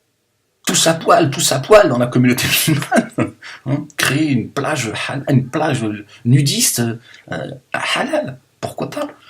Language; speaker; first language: French; native; French